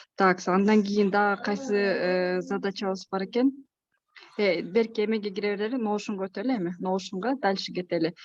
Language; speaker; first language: Kyrgyz; native; Kyrgyz